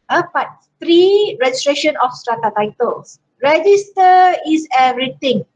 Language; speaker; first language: English; non-native, local second language; Malay